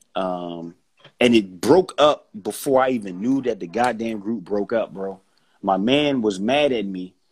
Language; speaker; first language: English; native; English